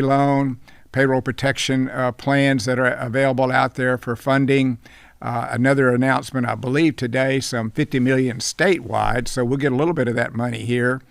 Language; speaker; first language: English; native; English